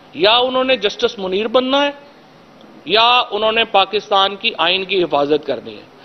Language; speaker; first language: Urdu; native; Urdu